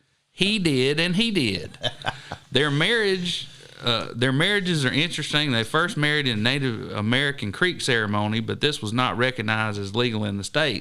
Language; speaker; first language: English; native; English